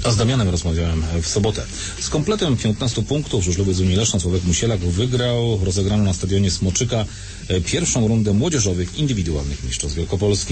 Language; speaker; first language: Polish; native; Polish